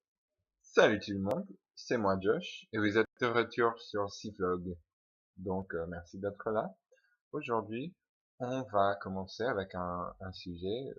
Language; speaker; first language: French; non-native, fluent; English